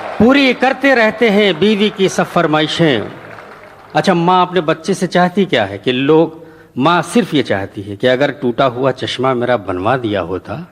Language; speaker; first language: Urdu; native; Urdu